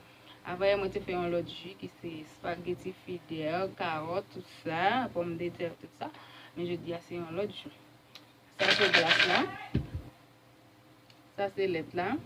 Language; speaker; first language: French; non-native, learner; Haitian Creole